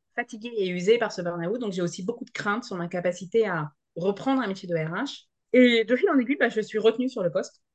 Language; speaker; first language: French; native; French